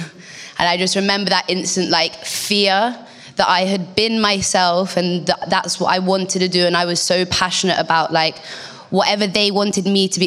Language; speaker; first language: English; native; English